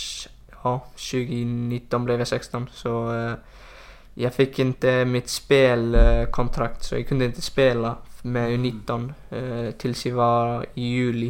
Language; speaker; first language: Swedish; non-native, fluent; Icelandic